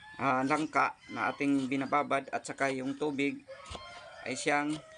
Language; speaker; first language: Filipino; non-native, local second language; Cebuano